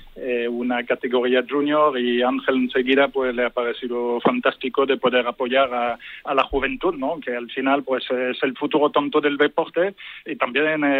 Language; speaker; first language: Spanish; non-native, fluent; French